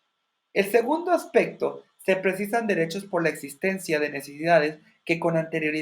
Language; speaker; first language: Spanish; native; Spanish